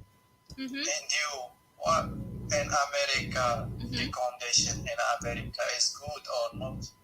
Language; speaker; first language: English; non-native, learner; Arabic